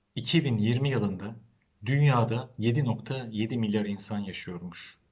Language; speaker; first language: Turkish; native; Turkish